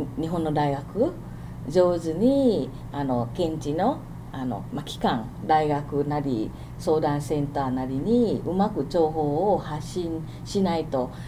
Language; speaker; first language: Japanese; non-native, fluent; Thai